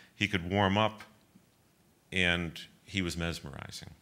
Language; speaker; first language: English; native; English